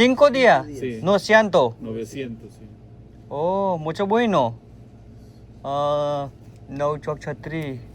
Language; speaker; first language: Spanish; non-native, learner; Gujarati